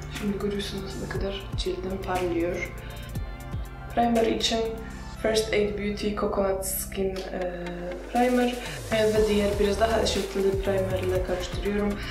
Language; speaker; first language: Turkish; non-native, fluent; Russian